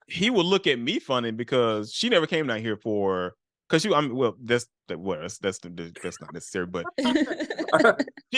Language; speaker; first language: English; native; English